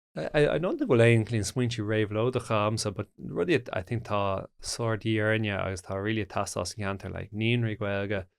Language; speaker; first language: Irish; non-native, local second language; English